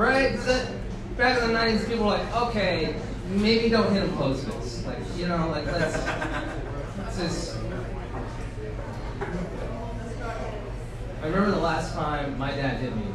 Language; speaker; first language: English; native; English